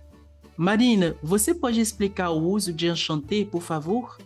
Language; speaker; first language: Portuguese; non-native, fluent; French